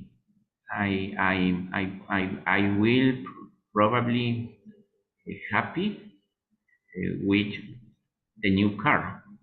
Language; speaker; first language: English; non-native, learner; Spanish